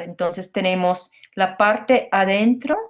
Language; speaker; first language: Spanish; non-native, fluent; English